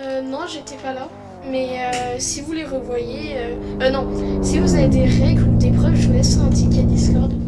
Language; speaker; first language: French; native; French